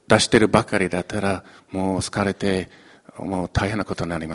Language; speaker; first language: Japanese; non-native, fluent; English